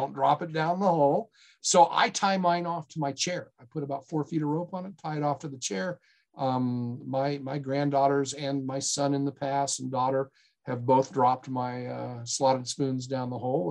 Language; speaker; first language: English; native; English